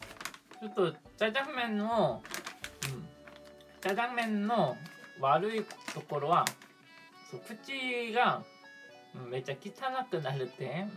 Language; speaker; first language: Japanese; non-native, fluent; Korean